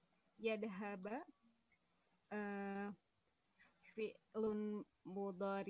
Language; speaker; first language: Arabic; non-native, learner; Indonesian